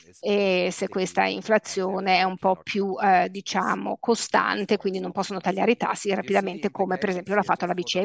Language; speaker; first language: Italian; native; Italian